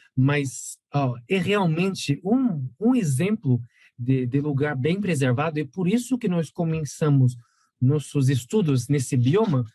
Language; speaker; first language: Portuguese; non-native, fluent; French